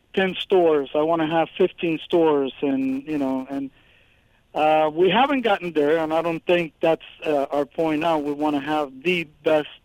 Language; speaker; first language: English; early bilingual, other home language; Spanish